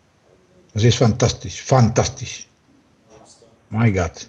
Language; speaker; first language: English; non-native, learner; Spanish